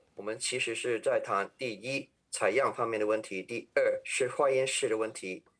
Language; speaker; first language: Chinese; non-native, local second language; Cantonese